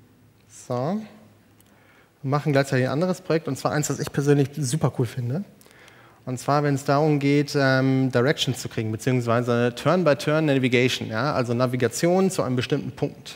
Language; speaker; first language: German; native; German